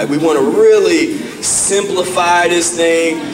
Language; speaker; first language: English; native; English